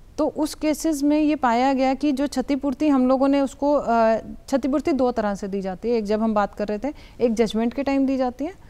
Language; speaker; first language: Hindi; native; Hindi